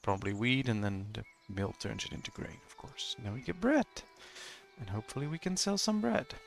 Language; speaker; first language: English; non-native, fluent; Dutch